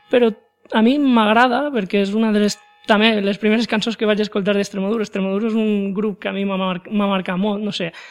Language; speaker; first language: Catalan; native; Catalan